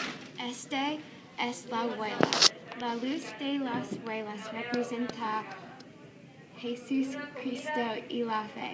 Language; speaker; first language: Spanish; non-native, learner; English